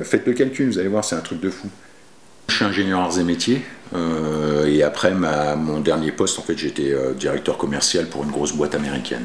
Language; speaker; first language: French; native; French